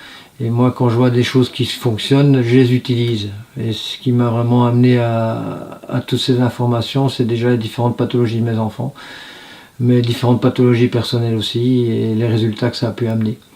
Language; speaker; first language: French; native; French